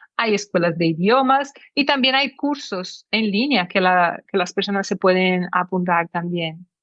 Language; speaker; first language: Spanish; early bilingual, heritage; Portuguese